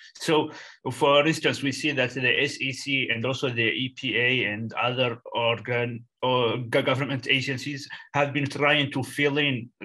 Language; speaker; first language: English; non-native, fluent; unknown